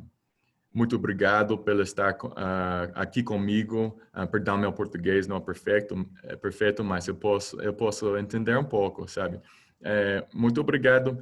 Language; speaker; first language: Portuguese; non-native, learner; English